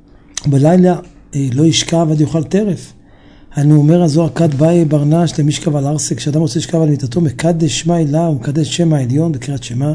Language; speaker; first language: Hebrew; native; Hebrew